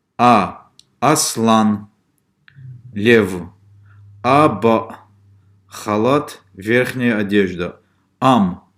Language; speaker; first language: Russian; non-native, local second language; Lezghian